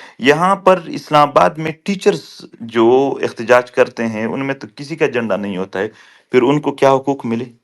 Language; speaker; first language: Urdu; non-native, local second language; Pashto